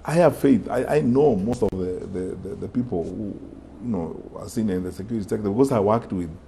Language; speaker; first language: English; non-native, local second language; Gusii